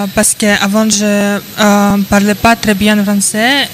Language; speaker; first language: French; non-native, learner; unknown